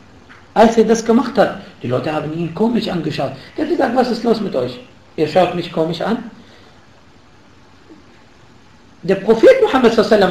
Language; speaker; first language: German; non-native, fluent; Arabic